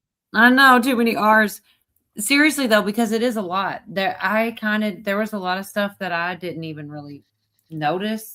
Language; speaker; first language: English; native; English